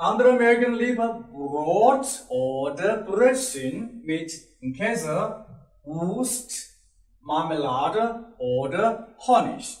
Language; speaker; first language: German; non-native, learner; Chinese